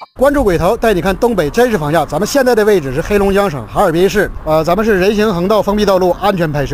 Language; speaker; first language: Chinese; native; Chinese